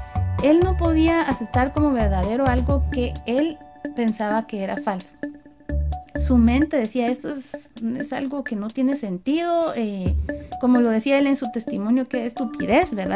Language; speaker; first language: Spanish; native; Spanish